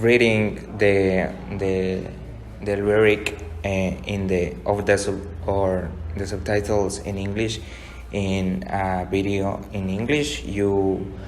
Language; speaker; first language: English; non-native, learner; Spanish